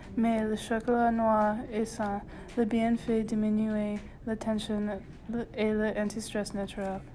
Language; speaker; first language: French; non-native, learner; English